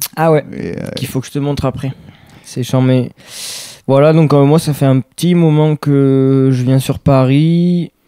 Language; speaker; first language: French; native; French